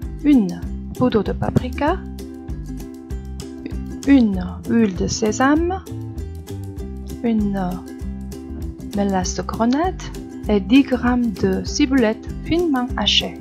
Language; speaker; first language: French; non-native, fluent; Korean